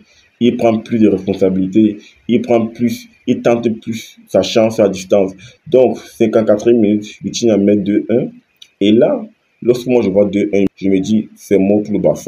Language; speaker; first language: French; native; French